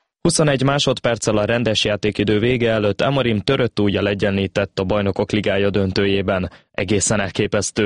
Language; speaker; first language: Hungarian; native; Hungarian